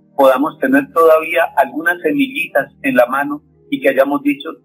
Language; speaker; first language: Spanish; native; Spanish